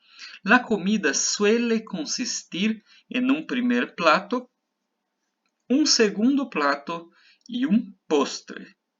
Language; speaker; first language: Spanish; non-native, fluent; Portuguese